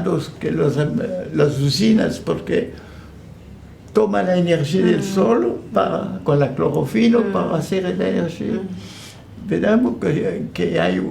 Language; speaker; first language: Spanish; non-native, fluent; French